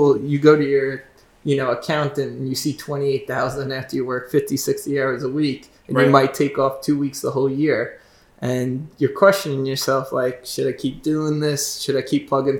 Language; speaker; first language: English; native; English